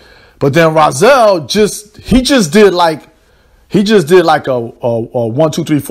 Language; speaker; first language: English; native; English